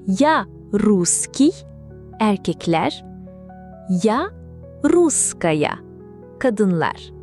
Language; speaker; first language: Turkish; non-native, fluent; Russian